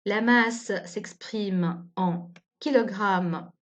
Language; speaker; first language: French; non-native, local second language; Arabic